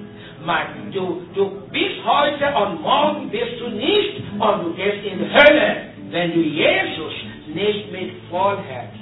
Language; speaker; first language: German; non-native, learner; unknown